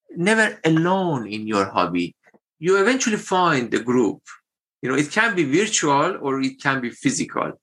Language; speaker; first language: English; non-native, fluent; Persian